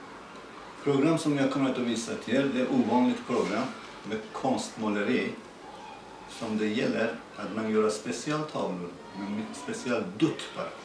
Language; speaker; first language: Swedish; non-native, learner; Persian